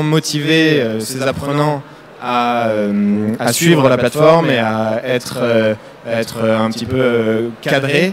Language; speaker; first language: French; native; French